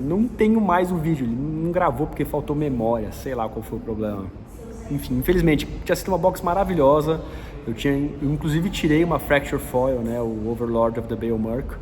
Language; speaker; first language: Portuguese; native; Portuguese